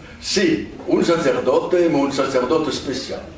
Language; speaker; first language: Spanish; non-native, learner; French